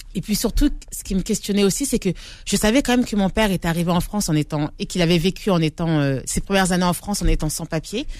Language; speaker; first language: French; native; French